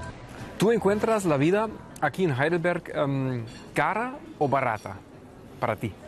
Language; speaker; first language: Spanish; non-native, fluent; German